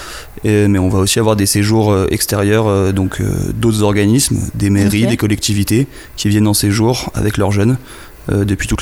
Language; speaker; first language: French; native; French